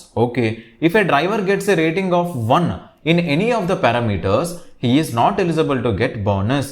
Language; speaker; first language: English; non-native, local second language; Telugu